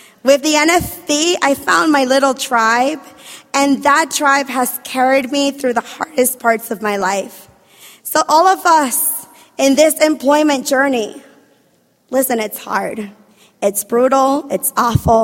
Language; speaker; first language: English; native; English